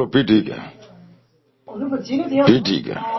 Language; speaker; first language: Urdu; non-native, local second language; Punjabi